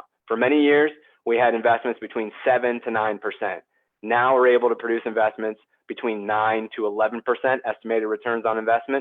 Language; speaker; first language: English; native; English